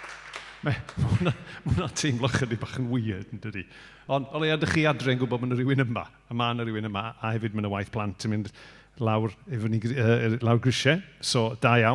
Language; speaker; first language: Welsh; native; Welsh